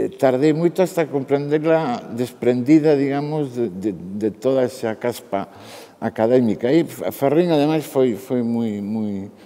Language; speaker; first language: Galician; non-native, local second language; Spanish